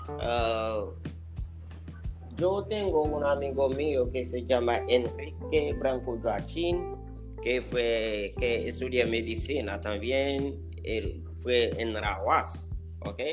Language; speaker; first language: Spanish; non-native, learner; Haitian Creole